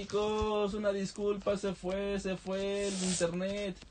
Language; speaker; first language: Spanish; native; Spanish